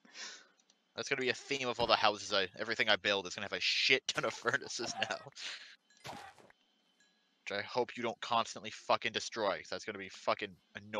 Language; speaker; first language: English; native; English